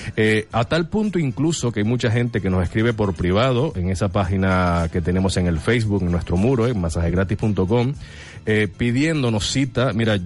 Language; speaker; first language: Spanish; native; Spanish